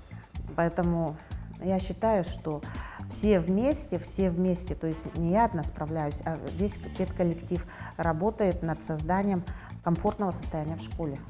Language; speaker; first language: Russian; native; Russian